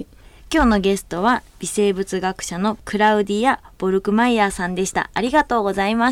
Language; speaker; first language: Japanese; native; Japanese